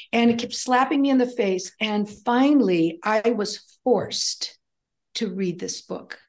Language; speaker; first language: English; early bilingual, other home language; Greek